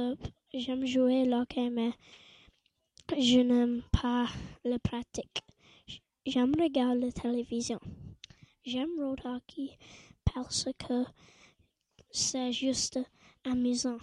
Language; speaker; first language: French; non-native, learner; English